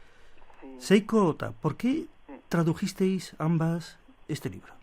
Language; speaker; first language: Spanish; native; Spanish